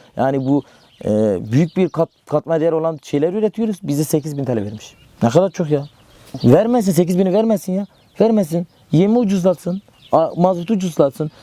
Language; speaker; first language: Turkish; native; Turkish